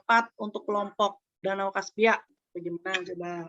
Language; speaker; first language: Indonesian; native; Indonesian